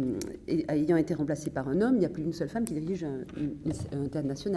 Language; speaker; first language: French; native; French